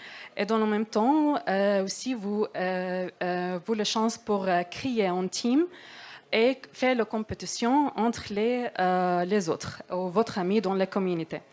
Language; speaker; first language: French; non-native, learner; Arabic